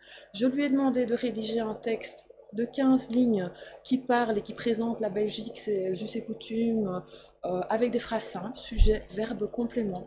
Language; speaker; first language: French; native; French